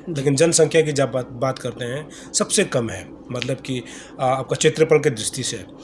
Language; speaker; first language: Hindi; non-native, local second language; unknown